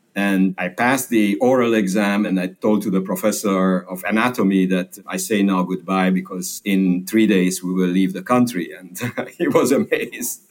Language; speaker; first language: English; non-native, fluent; Hungarian